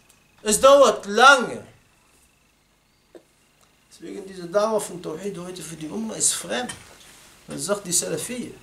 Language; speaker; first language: German; non-native, fluent; Arabic